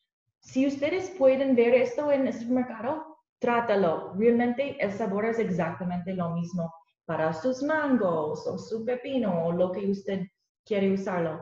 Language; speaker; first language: Spanish; non-native, learner; English